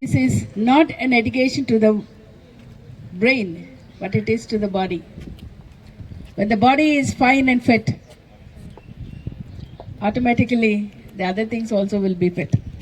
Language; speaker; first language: English; non-native, local second language; Telugu